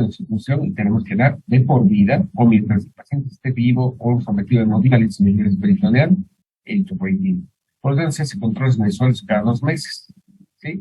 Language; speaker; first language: Spanish; native; Spanish